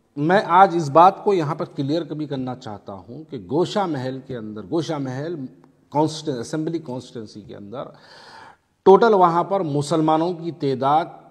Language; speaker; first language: Hindi; non-native, local second language; Urdu